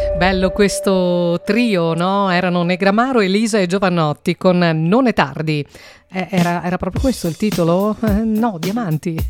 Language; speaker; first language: Italian; native; Italian